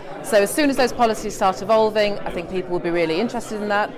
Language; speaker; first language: English; native; English